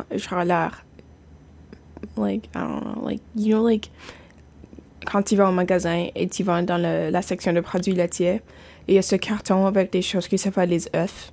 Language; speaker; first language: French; non-native, fluent; English